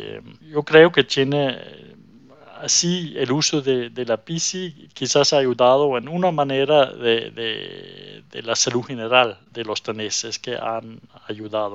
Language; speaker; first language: Spanish; non-native, fluent; Danish